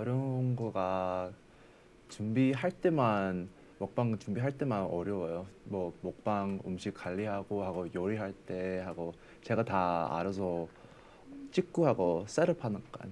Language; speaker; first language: Korean; early bilingual, heritage; English